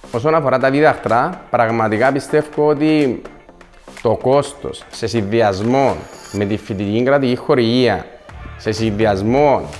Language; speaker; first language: Greek; native; Greek